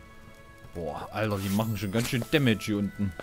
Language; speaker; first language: German; native; German